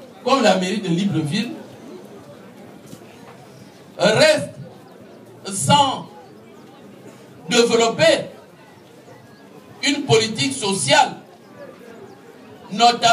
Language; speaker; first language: French; non-native, local second language; Fang